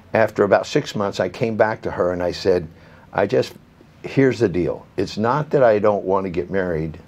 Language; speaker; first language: English; native; English